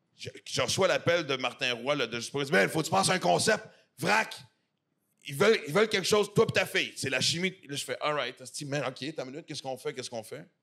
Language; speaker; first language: French; native; French